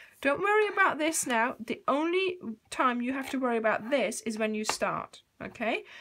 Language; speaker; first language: English; native; English